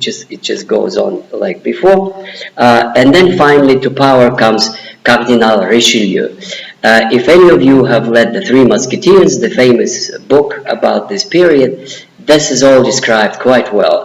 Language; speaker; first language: English; non-native, fluent; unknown